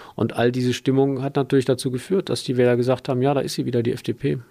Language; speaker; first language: German; native; German